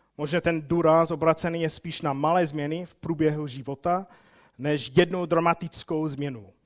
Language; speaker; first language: Czech; non-native, fluent; English